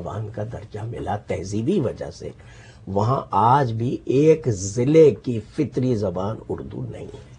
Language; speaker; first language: Urdu; native; Urdu